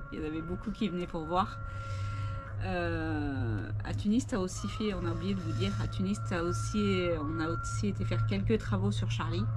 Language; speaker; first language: French; native; French